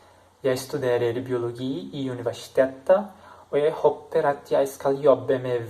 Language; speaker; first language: Norwegian; non-native, learner; Portuguese